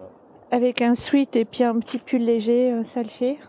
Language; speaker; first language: French; native; French